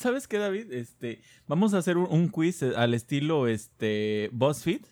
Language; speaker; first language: Spanish; native; Spanish